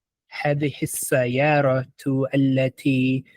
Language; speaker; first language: Arabic; non-native, learner; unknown